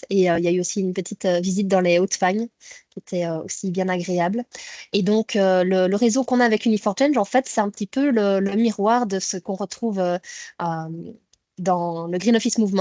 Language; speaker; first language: French; native; French